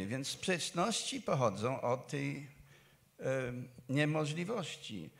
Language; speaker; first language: Polish; non-native, fluent; English